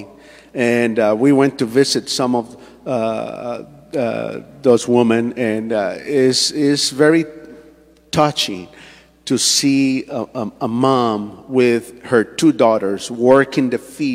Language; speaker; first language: English; non-native, fluent; Spanish